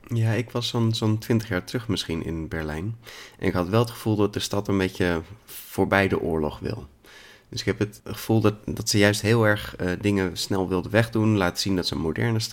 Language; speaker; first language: Dutch; native; Dutch